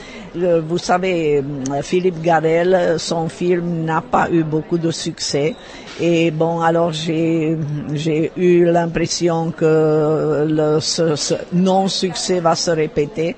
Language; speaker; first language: French; non-native, fluent; Czech